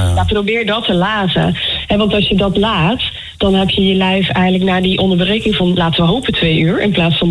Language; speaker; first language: Dutch; native; Dutch